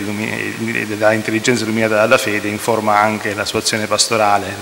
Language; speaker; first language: Italian; native; Italian